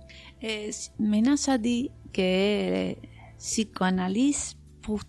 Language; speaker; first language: French; non-native, learner; Spanish